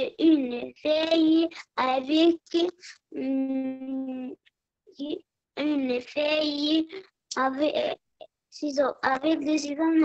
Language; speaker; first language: French; non-native, learner; Arabic